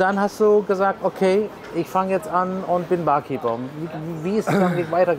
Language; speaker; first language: German; native; German